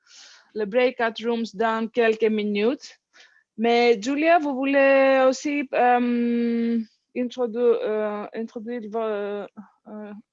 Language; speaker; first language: French; non-native, learner; English